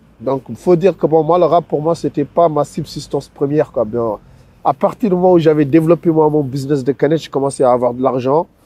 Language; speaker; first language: French; non-native, local second language; Wolof